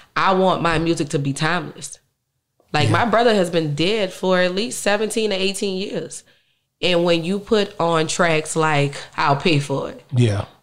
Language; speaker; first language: English; native; English